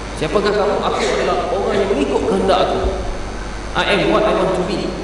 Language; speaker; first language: Malay; native; Malay